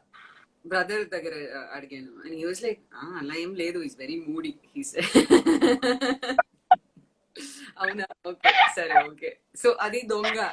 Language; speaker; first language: Telugu; non-native, fluent; Tamil